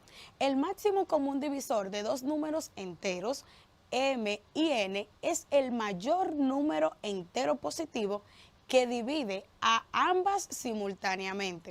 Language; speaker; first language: Spanish; native; Spanish